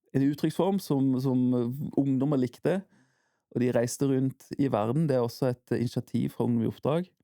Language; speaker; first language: Norwegian; early bilingual, heritage; Norwegian